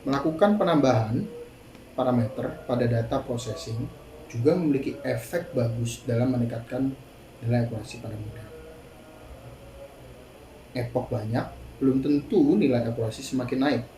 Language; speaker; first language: Indonesian; native; Indonesian